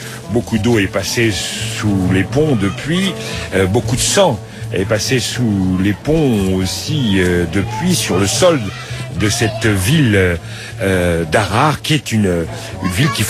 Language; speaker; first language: French; native; French